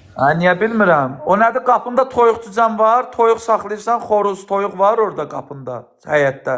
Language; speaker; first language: Azerbaijani; native; Azerbaijani